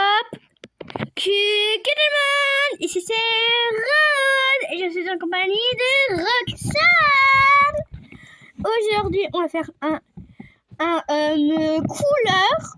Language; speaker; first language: French; native; French